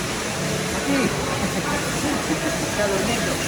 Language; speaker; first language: Spanish; non-native, learner; Filipino